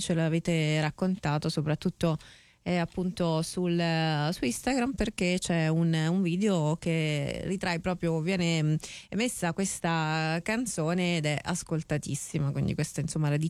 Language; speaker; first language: Italian; early bilingual, heritage; Italian